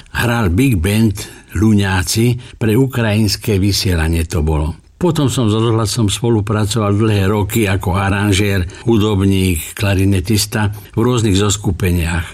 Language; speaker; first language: Slovak; native; Slovak